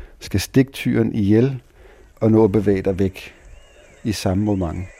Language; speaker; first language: Danish; native; Danish